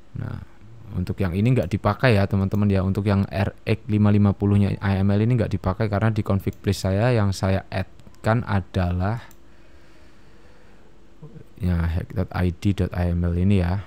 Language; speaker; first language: Indonesian; native; Indonesian